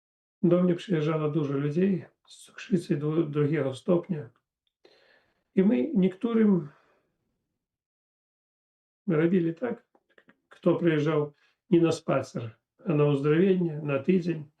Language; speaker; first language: Polish; non-native, fluent; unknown